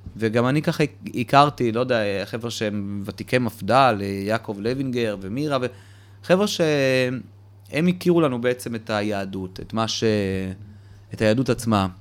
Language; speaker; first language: Hebrew; early bilingual, other home language; Russian